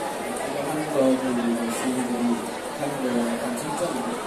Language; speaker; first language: Korean; non-native, learner; Indonesian